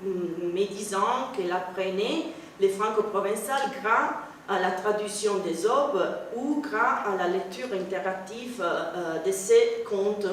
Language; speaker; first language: French; non-native, fluent; Italian